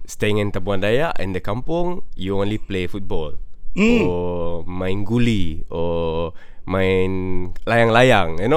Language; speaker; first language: English; non-native, local second language; Malay